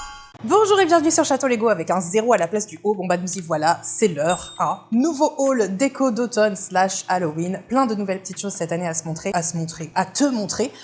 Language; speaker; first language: French; native; French